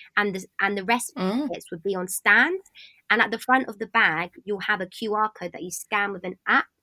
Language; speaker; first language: English; native; English